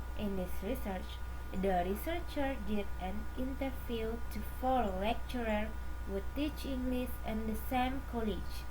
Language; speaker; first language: English; non-native, learner; Indonesian